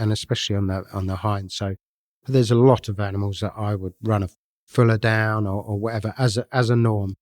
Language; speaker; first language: English; native; English